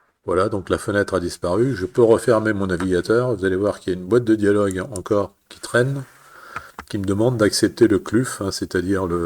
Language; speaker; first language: French; native; French